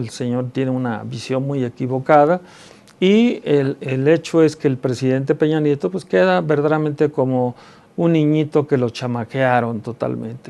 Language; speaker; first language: Spanish; native; Spanish